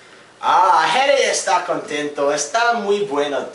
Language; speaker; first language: Spanish; non-native, learner; English